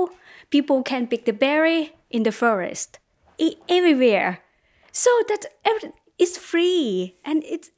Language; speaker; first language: English; non-native, learner; Thai